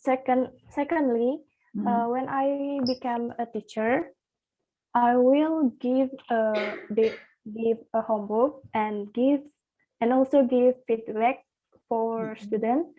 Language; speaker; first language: English; non-native, learner; Indonesian